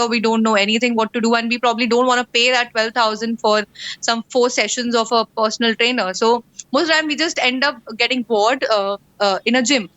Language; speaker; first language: English; non-native, local second language; Hindi